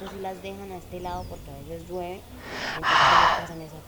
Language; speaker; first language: Spanish; native; Spanish